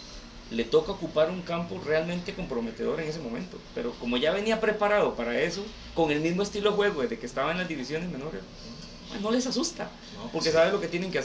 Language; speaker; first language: Spanish; native; Spanish